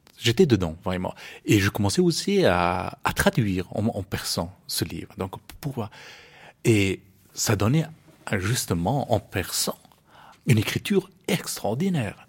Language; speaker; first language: French; non-native, fluent; Persian